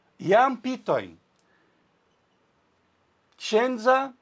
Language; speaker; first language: Polish; non-native, learner; Portuguese